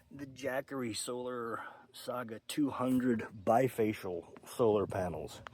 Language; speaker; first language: English; native; English